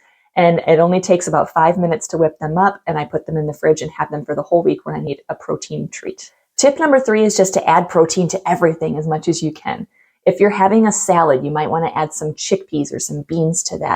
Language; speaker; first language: English; native; English